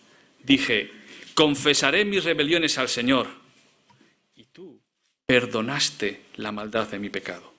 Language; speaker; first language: Spanish; native; Spanish